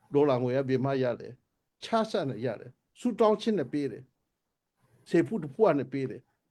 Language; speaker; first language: Burmese; non-native, local second language; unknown